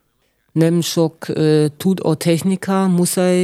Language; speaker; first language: Hungarian; non-native, learner; German